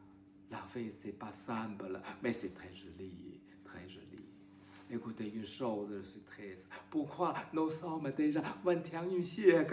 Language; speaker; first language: French; non-native, learner; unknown